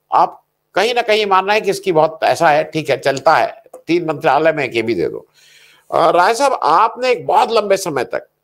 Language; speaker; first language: Hindi; native; Hindi